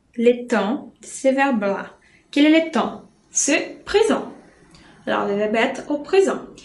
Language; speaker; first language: French; non-native, fluent; Portuguese